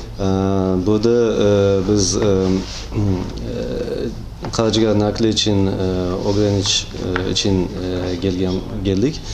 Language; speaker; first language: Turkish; non-native, learner; Uzbek